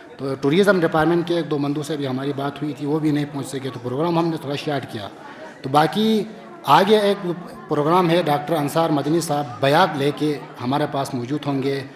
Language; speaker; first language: Urdu; non-native, local second language; Sicilian